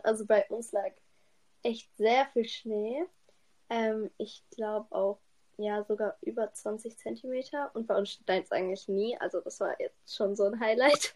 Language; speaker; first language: German; native; German